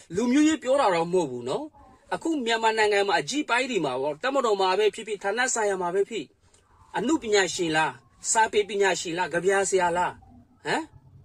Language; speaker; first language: Burmese; non-native, local second language; Kachin